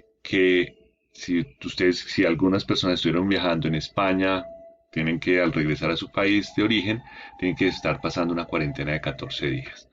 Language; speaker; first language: Spanish; native; Spanish